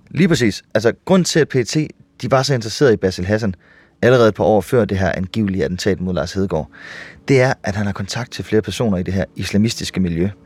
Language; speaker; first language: Danish; native; Danish